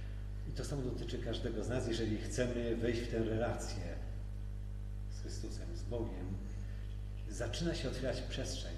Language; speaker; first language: Polish; native; Polish